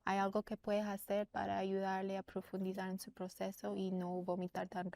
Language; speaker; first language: Spanish; non-native, fluent; English